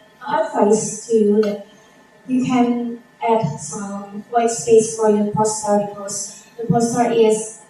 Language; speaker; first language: English; non-native, fluent; Indonesian